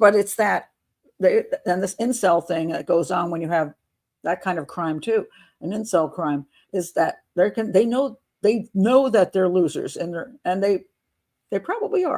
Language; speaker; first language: English; native; English